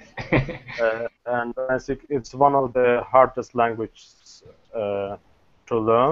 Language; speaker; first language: English; non-native, learner; Azerbaijani